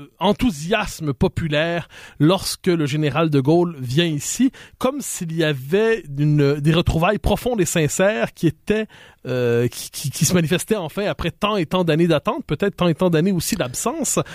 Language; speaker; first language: French; native; French